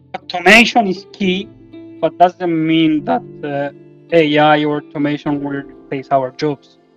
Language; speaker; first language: English; non-native, fluent; Greek